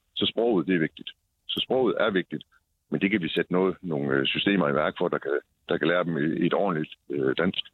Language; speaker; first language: Danish; native; Danish